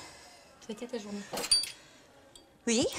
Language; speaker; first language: French; native; French